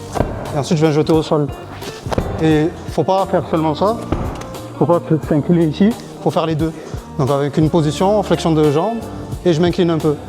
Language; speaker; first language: French; native; French